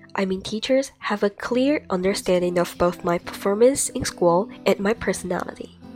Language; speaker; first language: English; non-native, fluent; Chinese